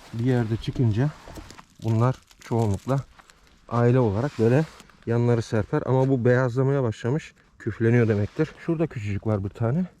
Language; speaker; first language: Turkish; early bilingual, heritage; Turkish